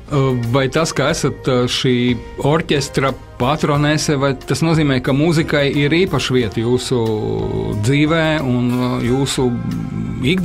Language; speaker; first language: Latvian; native; Latvian